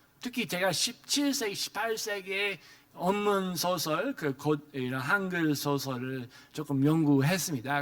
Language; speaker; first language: Korean; non-native, fluent; English